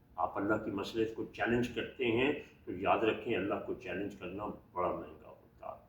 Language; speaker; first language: Urdu; native; Urdu